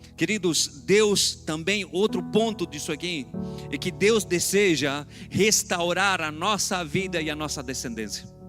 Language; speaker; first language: Portuguese; non-native, fluent; Spanish